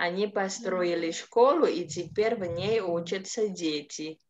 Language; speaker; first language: Russian; non-native, fluent; Indonesian